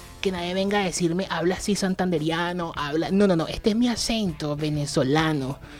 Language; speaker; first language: Spanish; native; Spanish